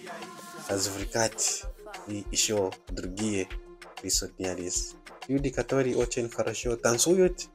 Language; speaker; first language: Russian; non-native, fluent; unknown